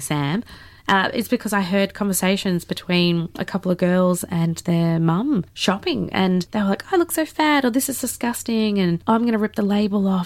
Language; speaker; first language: English; native; English